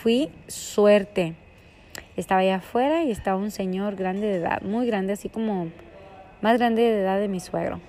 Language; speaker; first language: Spanish; native; Spanish